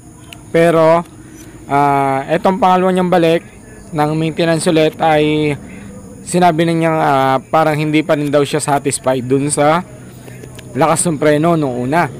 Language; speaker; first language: Filipino; native; Filipino